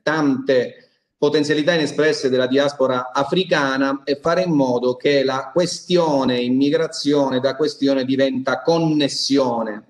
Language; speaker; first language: Italian; native; Italian